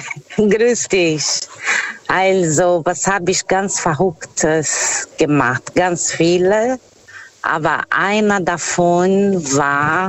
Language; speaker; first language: German; non-native, fluent; Portuguese